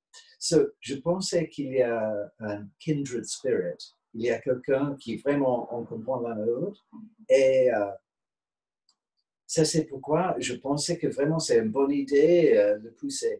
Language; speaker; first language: French; non-native, fluent; English